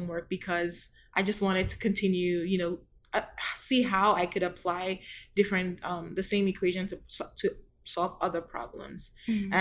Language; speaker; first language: English; non-native, local second language; Igbo